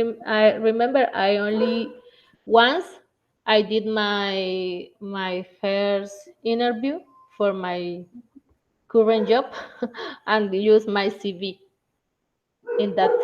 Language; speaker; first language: English; non-native, learner; Spanish